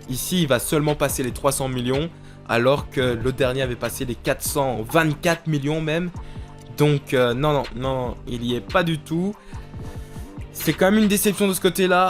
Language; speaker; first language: French; native; French